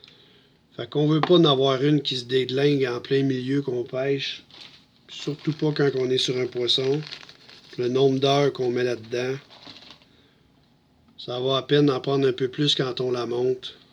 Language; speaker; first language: French; native; French